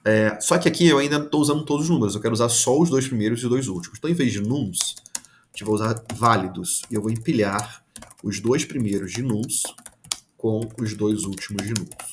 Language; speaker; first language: Portuguese; native; Portuguese